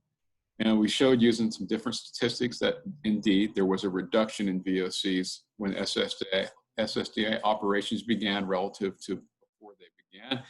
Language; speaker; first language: English; native; English